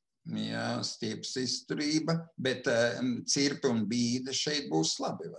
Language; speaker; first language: Latvian; native; Latvian